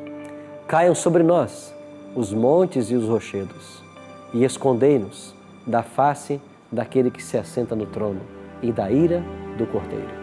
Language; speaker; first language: Portuguese; native; Portuguese